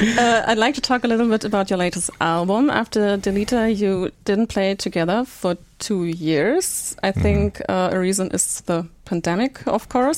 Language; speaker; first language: English; non-native, fluent; German